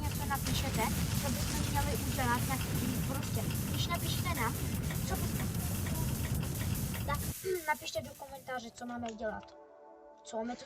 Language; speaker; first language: Czech; early bilingual, other home language; Russian